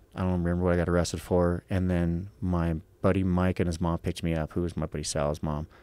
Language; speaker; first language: English; native; English